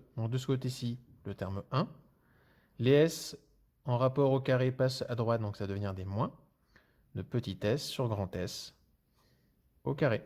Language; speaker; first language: French; native; French